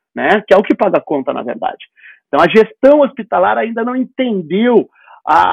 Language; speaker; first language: Portuguese; native; Portuguese